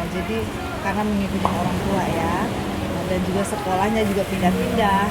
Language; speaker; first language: Indonesian; native; Indonesian